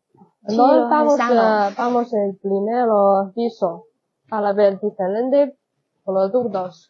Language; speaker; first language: Spanish; non-native, learner; Chinese